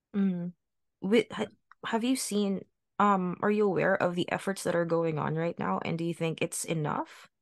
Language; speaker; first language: English; non-native, local second language; Filipino